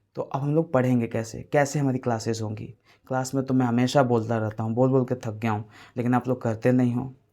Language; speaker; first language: Hindi; native; Hindi